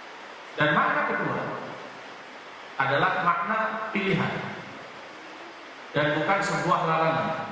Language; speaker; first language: Indonesian; native; Indonesian